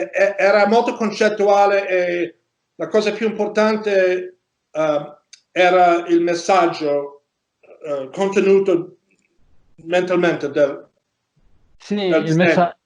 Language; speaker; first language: Italian; non-native, learner; English